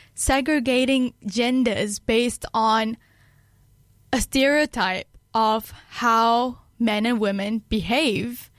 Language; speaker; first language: English; non-native, local second language; Malay